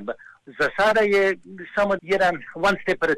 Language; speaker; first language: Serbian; early bilingual, heritage; Serbian